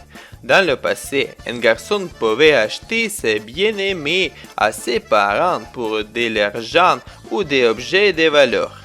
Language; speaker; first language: French; non-native, fluent; Ukrainian